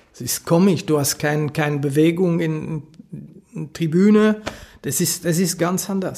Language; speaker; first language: German; non-native, local second language; French